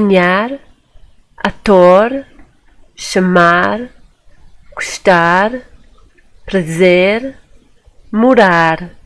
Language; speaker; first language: Portuguese; non-native, fluent; English